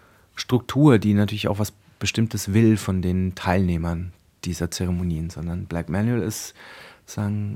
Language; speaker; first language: German; native; German